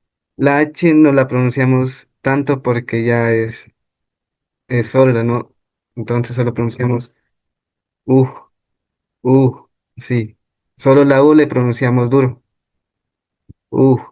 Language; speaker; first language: Spanish; non-native, local second language; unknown